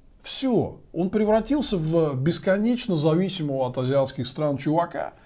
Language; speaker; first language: Russian; native; Russian